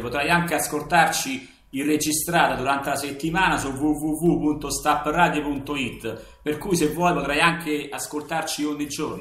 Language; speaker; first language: Italian; native; Italian